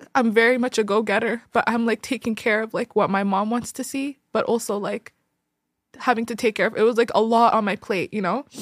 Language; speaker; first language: English; early bilingual, other home language; Tigrinya